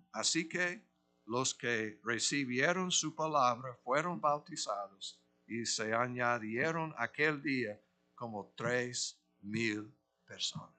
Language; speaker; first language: Spanish; non-native, fluent; English